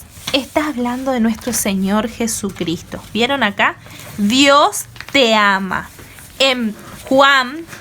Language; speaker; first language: Spanish; native; Spanish